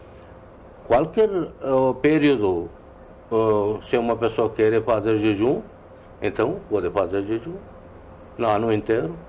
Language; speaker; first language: Portuguese; non-native, learner; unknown